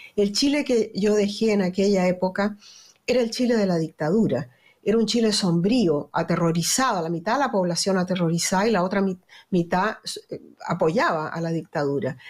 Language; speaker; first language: Spanish; native; Spanish